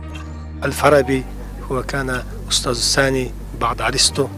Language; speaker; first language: Arabic; non-native, learner; Kazakh